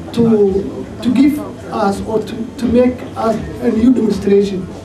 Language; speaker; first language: English; non-native, learner; Somali